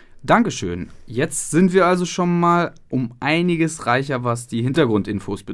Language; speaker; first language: German; native; German